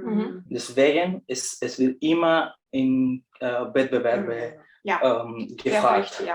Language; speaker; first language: German; non-native, fluent; Spanish